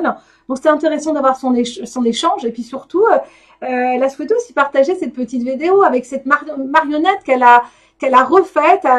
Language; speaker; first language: French; native; French